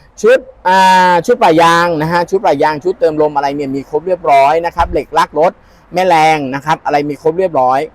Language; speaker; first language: Thai; native; Thai